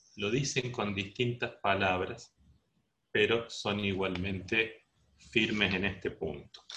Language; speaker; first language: Spanish; native; Spanish